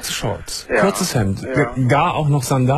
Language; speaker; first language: German; native; German